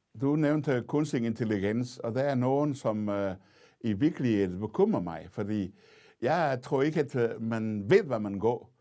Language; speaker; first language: Danish; non-native, fluent; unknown